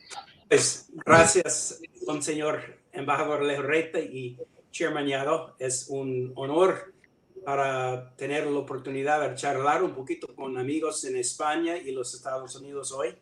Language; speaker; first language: Spanish; non-native, fluent; English